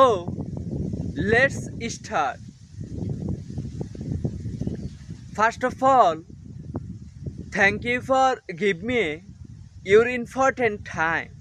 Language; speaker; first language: English; non-native, learner; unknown